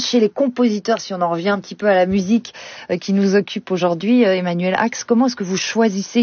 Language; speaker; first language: French; native; French